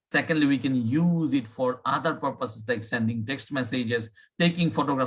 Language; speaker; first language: English; non-native, local second language; Bangla